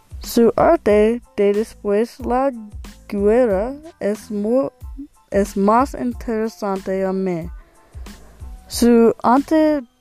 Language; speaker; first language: Spanish; non-native, learner; English